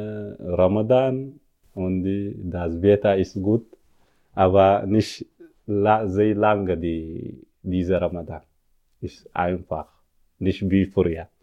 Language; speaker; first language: German; non-native, learner; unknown